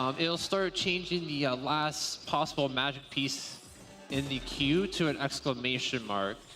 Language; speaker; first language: English; native; English